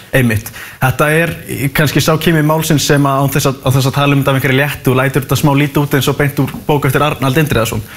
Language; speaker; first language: Icelandic; native; Icelandic